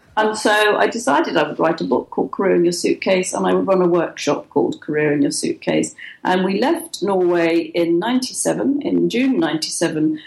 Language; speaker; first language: English; native; English